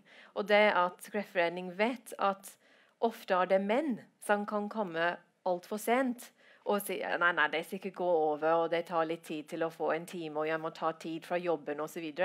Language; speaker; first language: Norwegian; non-native, fluent; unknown